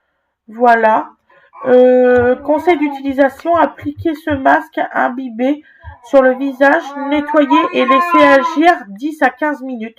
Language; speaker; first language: French; native; French